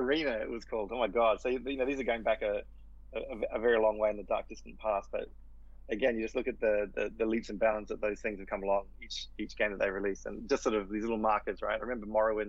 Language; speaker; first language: English; native; English